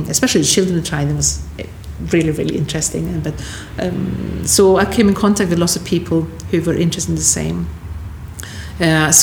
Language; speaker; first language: English; non-native, fluent; Swedish